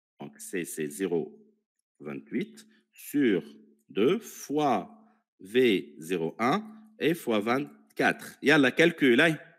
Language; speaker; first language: French; non-native, local second language; Arabic